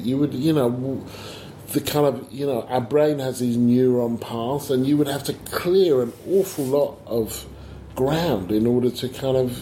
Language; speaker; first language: English; native; English